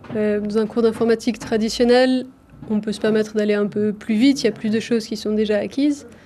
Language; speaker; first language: French; native; French